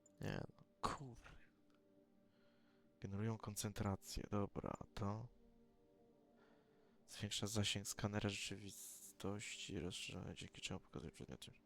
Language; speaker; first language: Polish; native; Polish